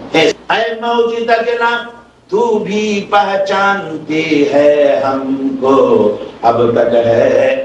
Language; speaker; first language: Urdu; non-native, fluent; Bangla